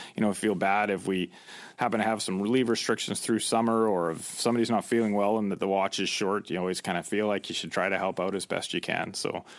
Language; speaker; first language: English; native; English